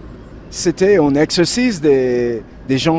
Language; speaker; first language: French; non-native, learner; English